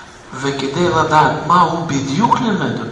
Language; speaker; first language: Hebrew; non-native, fluent; Russian